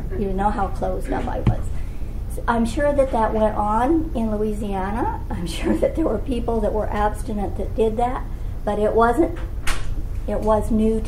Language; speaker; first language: English; native; English